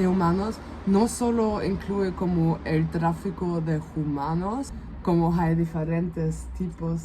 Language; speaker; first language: Spanish; non-native, fluent; German